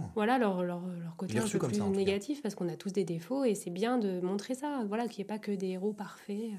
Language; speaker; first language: French; native; French